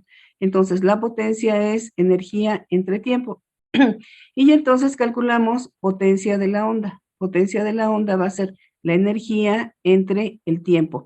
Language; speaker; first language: Spanish; native; Spanish